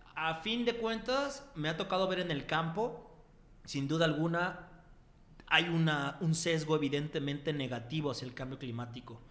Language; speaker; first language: Spanish; native; Spanish